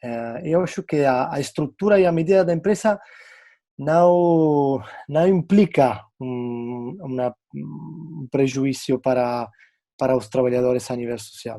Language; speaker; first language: Portuguese; non-native, fluent; Italian